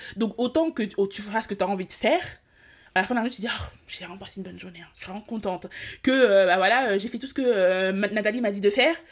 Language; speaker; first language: French; early bilingual, other home language; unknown